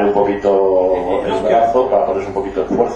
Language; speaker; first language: Spanish; native; Spanish